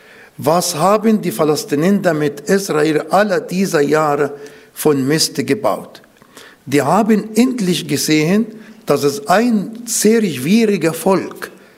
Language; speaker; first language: German; non-native, fluent; Arabic